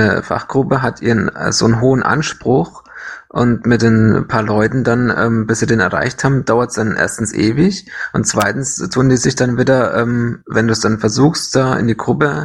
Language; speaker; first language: German; native; German